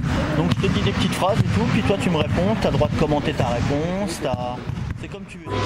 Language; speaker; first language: French; native; French